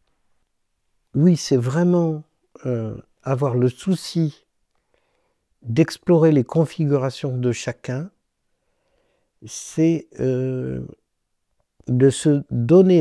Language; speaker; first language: French; native; French